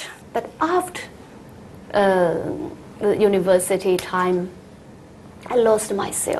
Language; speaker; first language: English; non-native, learner; Chinese